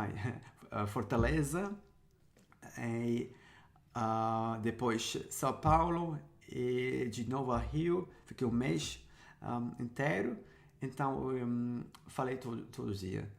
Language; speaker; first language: Portuguese; non-native, fluent; Sinhala